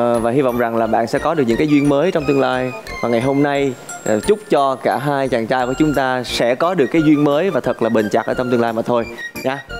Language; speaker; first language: Vietnamese; native; Vietnamese